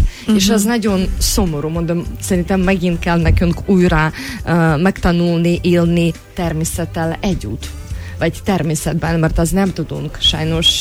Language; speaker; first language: Hungarian; non-native, fluent; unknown